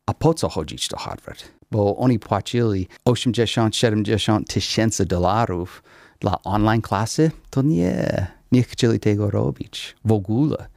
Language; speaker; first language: Polish; non-native, learner; English